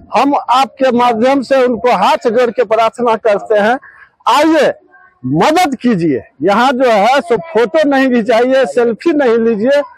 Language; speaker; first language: Hindi; native; Hindi